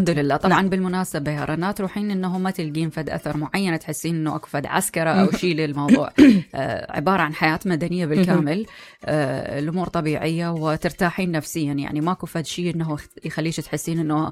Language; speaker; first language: Arabic; native; Arabic